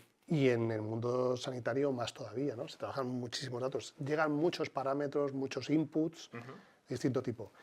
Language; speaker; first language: Spanish; native; Spanish